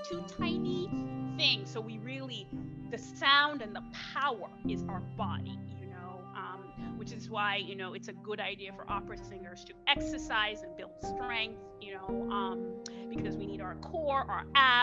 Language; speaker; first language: English; non-native, local second language; Igbo